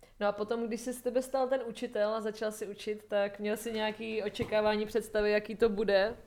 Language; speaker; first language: Czech; native; Czech